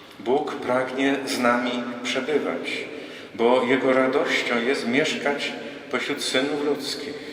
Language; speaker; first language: Polish; native; Polish